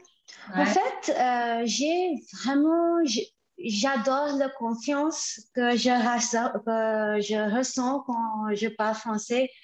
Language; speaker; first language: French; non-native, fluent; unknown